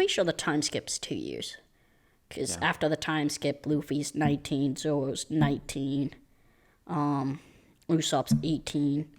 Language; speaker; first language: English; native; English